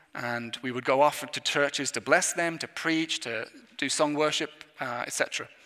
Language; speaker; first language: English; native; English